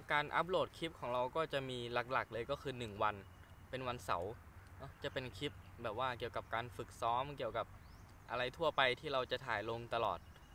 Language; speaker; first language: Thai; native; Thai